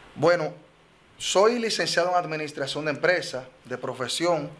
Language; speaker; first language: Spanish; native; Spanish